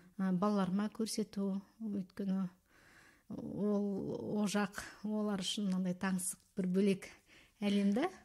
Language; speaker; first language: Kazakh; early bilingual, heritage; Kazakh